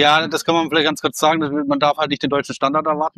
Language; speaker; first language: German; native; German